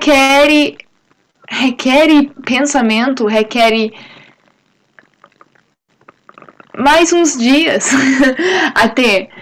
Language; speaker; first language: Portuguese; non-native, fluent; English